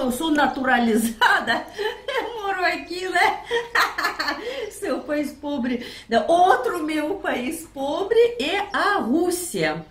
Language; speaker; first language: Portuguese; non-native, fluent; Russian